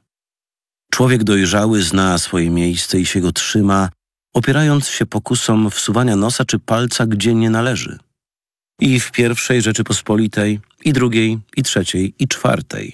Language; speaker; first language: Polish; native; Polish